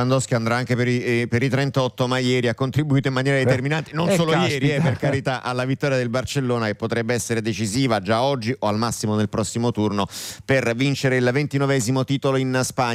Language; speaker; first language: Italian; native; Italian